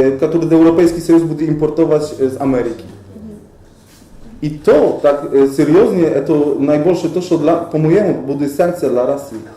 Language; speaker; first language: Russian; non-native, learner; Polish